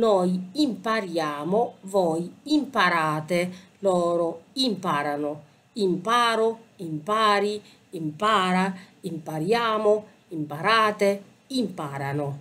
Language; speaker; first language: Italian; non-native, fluent; Arabic